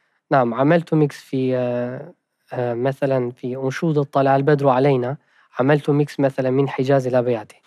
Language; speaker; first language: Arabic; non-native, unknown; Albanian